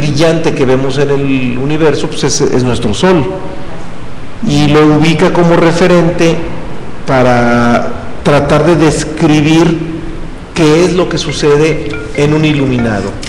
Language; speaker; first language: Spanish; native; Spanish